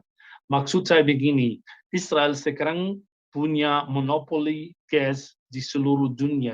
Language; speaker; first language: Indonesian; non-native, fluent; Hebrew